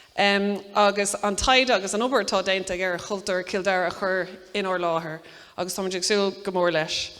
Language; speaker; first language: Irish; native; Irish